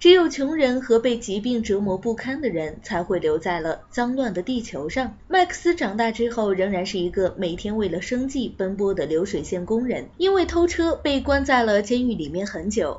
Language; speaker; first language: Chinese; native; Chinese